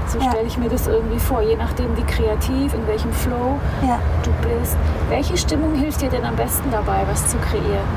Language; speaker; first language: German; native; German